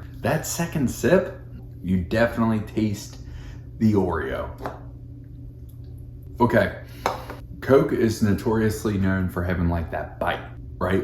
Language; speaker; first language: English; native; English